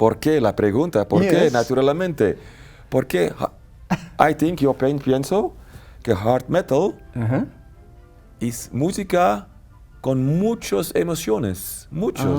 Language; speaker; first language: Spanish; non-native, learner; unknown